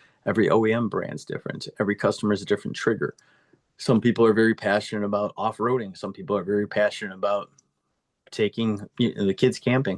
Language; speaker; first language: English; native; English